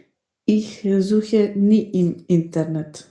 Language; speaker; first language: German; non-native, learner; Macedonian